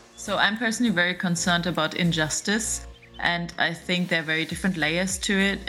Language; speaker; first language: English; non-native, fluent; German